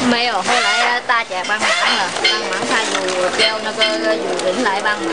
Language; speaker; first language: Chinese; non-native, learner; Vietnamese